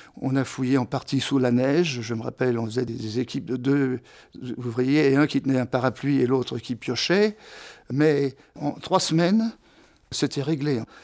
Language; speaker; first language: French; non-native, fluent; Italian